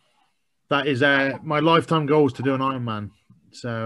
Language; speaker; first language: English; native; English